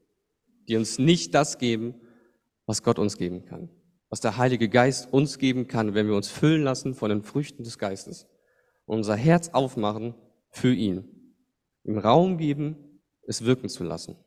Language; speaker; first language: German; native; German